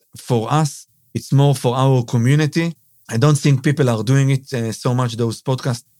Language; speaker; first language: English; non-native, fluent; Hebrew